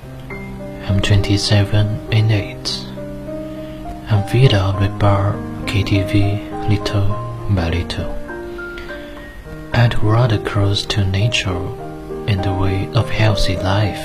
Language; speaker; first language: English; non-native, learner; Chinese